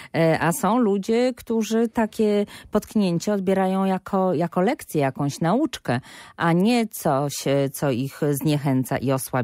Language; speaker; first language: Polish; native; Polish